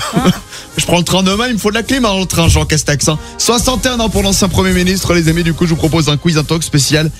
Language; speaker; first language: French; native; French